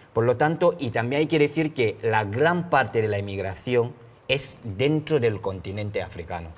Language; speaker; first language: Spanish; non-native, fluent; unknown